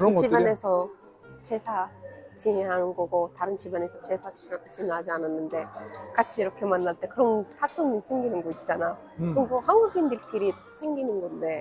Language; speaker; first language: Korean; non-native, fluent; Arabic